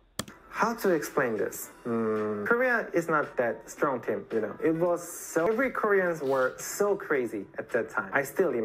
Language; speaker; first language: English; non-native, fluent; Korean